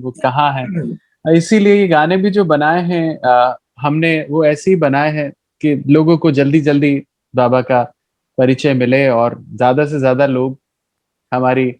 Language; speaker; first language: Hindi; native; Hindi